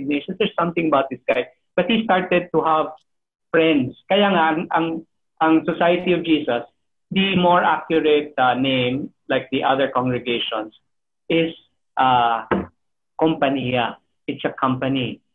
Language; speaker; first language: English; non-native, local second language; Filipino